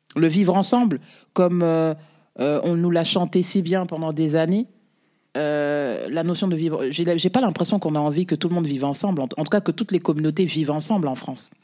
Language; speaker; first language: French; native; French